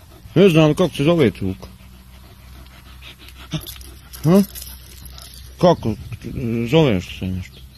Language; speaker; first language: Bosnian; early bilingual, heritage; Bosnian